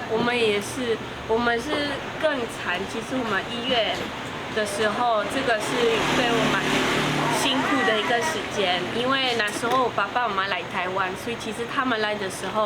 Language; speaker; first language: Chinese; non-native, fluent; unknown